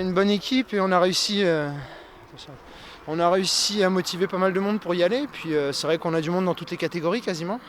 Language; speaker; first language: French; native; French